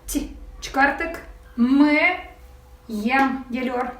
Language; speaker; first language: Turkish; non-native, fluent; Russian